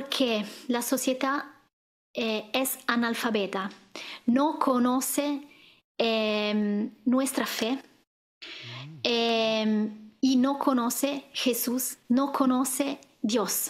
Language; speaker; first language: Spanish; non-native, fluent; Italian